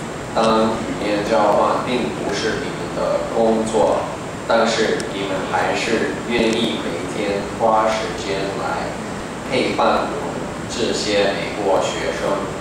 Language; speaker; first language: Chinese; non-native, fluent; English